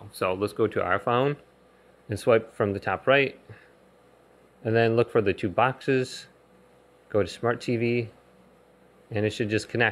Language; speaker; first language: English; native; English